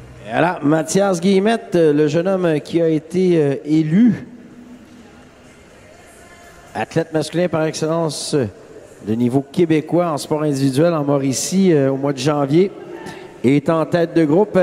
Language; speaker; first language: French; native; French